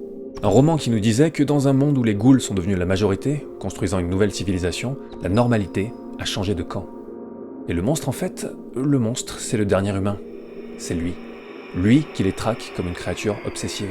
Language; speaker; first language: French; native; French